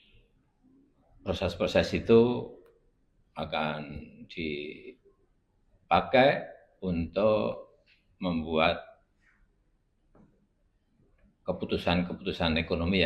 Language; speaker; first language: Indonesian; non-native, local second language; Javanese